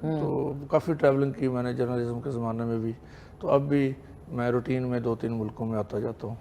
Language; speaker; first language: Urdu; non-native, local second language; Punjabi